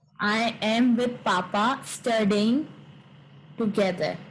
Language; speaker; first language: English; non-native, local second language; Urdu